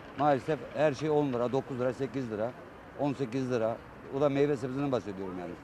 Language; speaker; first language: Turkish; native; Turkish